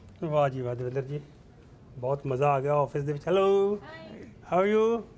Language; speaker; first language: Punjabi; native; Punjabi